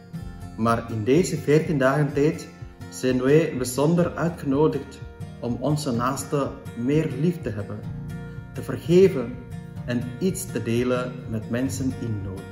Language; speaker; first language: Dutch; non-native, fluent; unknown